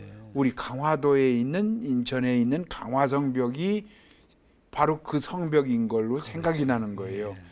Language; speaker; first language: Korean; native; Korean